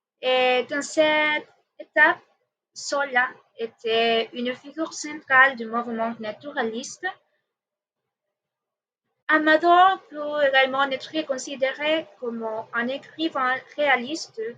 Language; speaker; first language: French; non-native, learner; Spanish